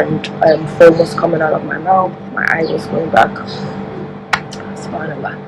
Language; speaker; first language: English; non-native, local second language; Hausa